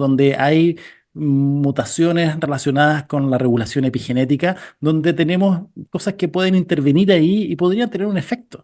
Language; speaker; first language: Spanish; native; Spanish